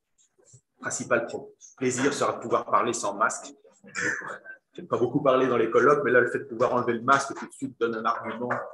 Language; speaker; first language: French; native; French